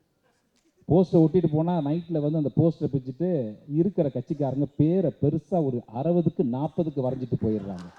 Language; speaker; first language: Tamil; native; Tamil